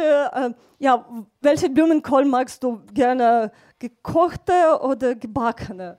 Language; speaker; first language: German; non-native, fluent; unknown